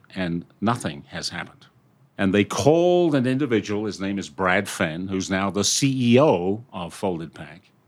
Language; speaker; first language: English; native; English